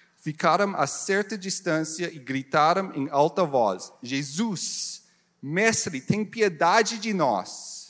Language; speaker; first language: Portuguese; non-native, learner; English